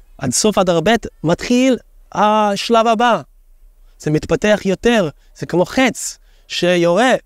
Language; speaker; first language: Hebrew; non-native, fluent; English